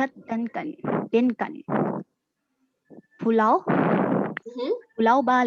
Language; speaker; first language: Indonesian; non-native, learner; Thai